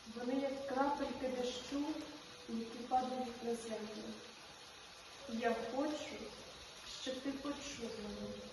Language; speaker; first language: Ukrainian; native; Ukrainian